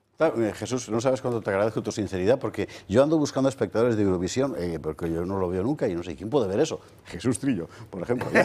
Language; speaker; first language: Spanish; native; Spanish